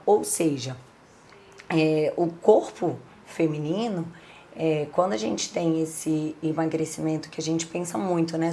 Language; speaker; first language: Portuguese; native; Portuguese